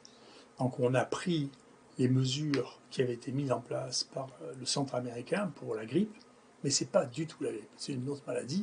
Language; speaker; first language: French; native; French